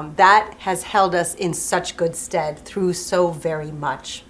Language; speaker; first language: English; early bilingual, other home language; French